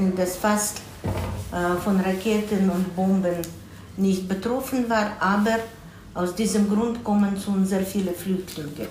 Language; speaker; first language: German; non-native, fluent; Russian